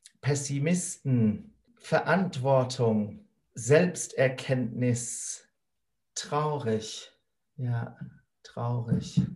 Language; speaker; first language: German; non-native, fluent; English